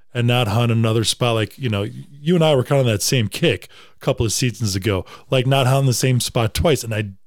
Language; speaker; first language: English; native; English